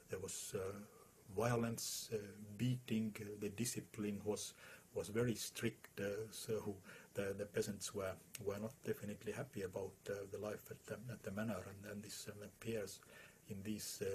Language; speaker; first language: English; non-native, fluent; Estonian